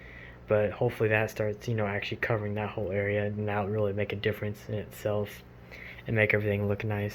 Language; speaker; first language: English; native; English